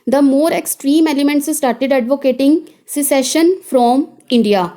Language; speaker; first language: English; non-native, local second language; Punjabi